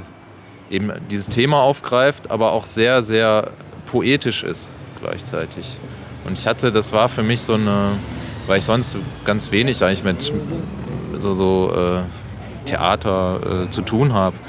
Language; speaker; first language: German; native; German